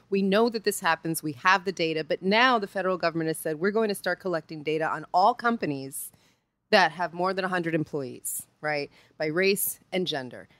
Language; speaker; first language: English; early bilingual, other home language; Spanish